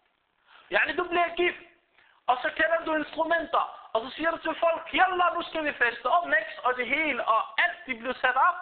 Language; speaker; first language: Danish; early bilingual, other home language; Arabic